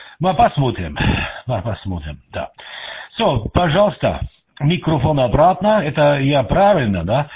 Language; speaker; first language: Russian; non-native, learner; German